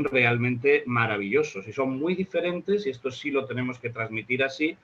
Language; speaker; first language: Spanish; native; Spanish